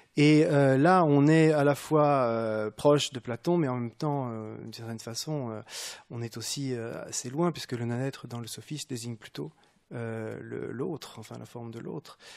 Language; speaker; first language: French; native; French